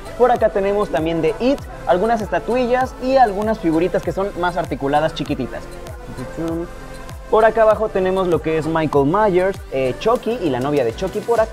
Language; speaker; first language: Spanish; native; Spanish